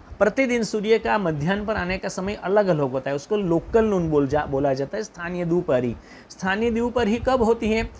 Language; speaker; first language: Hindi; non-native, local second language; Gujarati